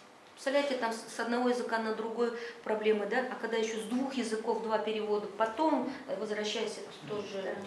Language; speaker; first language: Russian; native; Russian